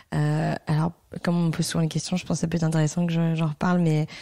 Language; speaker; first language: French; native; French